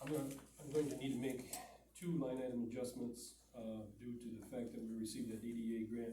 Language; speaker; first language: English; native; English